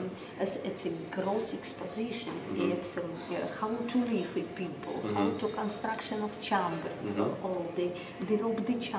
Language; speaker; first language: English; non-native, learner; Russian